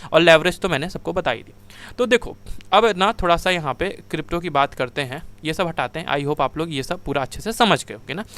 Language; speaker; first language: Hindi; native; Hindi